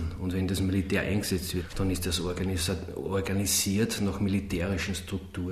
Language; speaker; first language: German; native; German